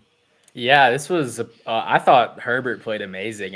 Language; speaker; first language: English; native; English